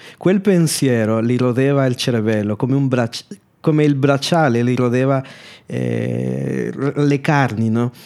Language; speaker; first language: Italian; non-native, fluent; Spanish